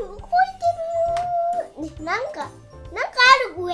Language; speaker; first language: Japanese; early bilingual, heritage; Japanese